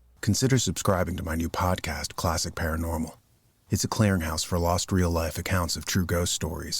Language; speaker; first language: English; native; English